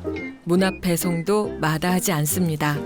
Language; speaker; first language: Korean; native; Korean